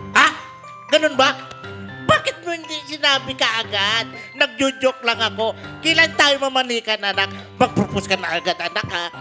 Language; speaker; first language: Filipino; native; Filipino